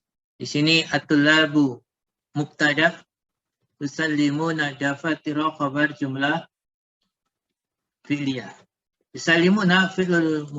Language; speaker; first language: Arabic; non-native, fluent; Indonesian